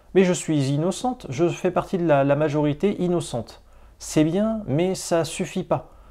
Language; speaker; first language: French; native; French